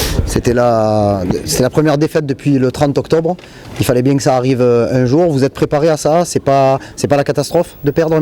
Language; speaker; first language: French; native; French